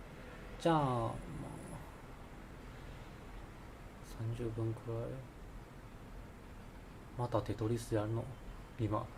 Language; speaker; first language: Japanese; non-native, learner; Chinese